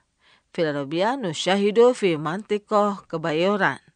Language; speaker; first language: Arabic; non-native, fluent; Indonesian